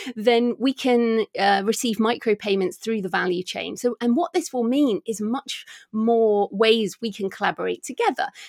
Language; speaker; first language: English; native; English